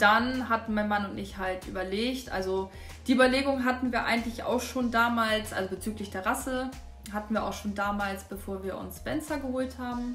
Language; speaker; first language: German; native; German